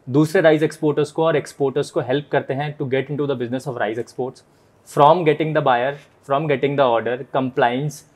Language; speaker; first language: Hindi; native; Hindi